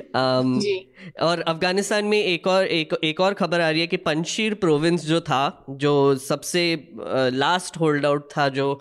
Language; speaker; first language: Hindi; non-native, local second language; Marathi